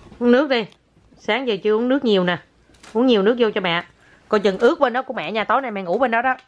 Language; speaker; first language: Vietnamese; native; Vietnamese